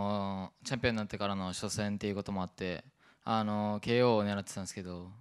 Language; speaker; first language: Japanese; native; Japanese